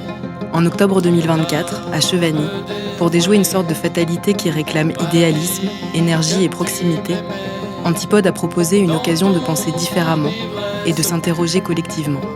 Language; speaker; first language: French; native; French